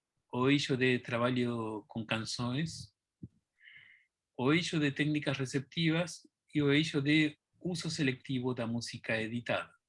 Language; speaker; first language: Portuguese; non-native, fluent; Spanish